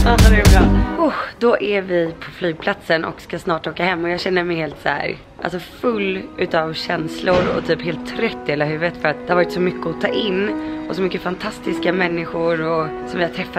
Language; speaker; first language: Swedish; native; Swedish